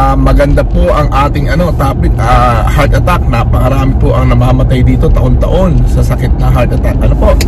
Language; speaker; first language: Filipino; native; Filipino